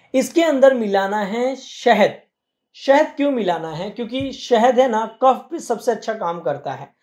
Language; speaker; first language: Hindi; native; Hindi